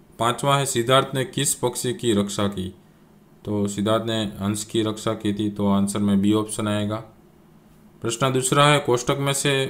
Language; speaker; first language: Hindi; non-native, local second language; Gujarati